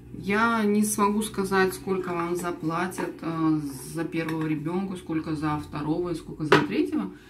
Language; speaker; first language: Russian; native; Russian